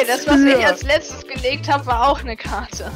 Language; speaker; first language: German; native; German